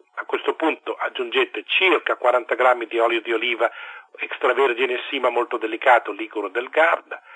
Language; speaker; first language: Italian; native; Italian